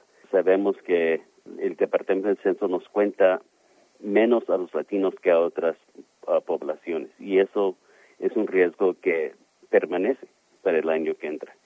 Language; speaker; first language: Spanish; early bilingual, heritage; Spanish